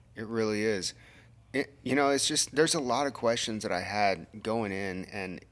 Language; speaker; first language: English; native; English